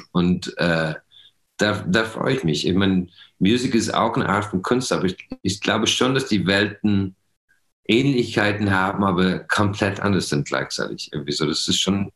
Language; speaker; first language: German; non-native, fluent; English